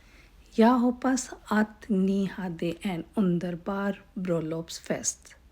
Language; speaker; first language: Swedish; non-native, learner; Urdu